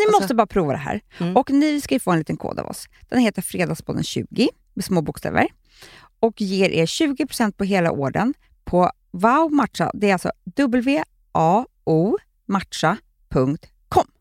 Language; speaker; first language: Swedish; native; Swedish